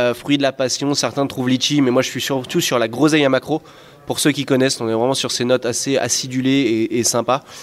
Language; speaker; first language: French; native; French